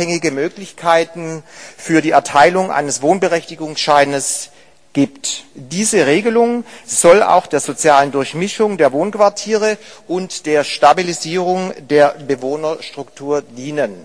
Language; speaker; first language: German; native; German